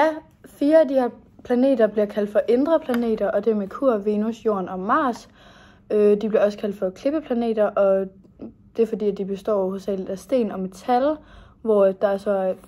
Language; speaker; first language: Danish; native; Danish